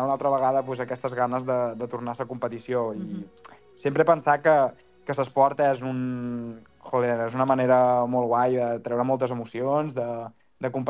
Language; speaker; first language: Catalan; native; Catalan